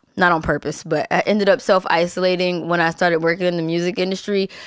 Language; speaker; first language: English; native; English